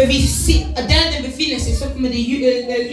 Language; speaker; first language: Swedish; non-native, learner; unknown